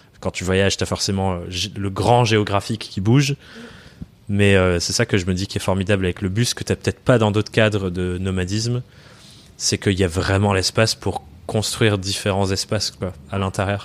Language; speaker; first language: French; native; French